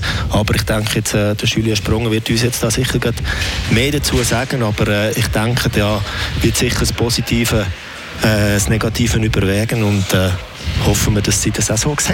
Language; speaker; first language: German; native; German